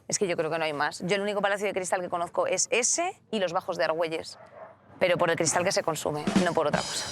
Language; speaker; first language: Spanish; native; Spanish